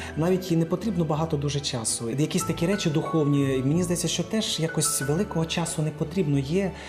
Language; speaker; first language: Ukrainian; native; Ukrainian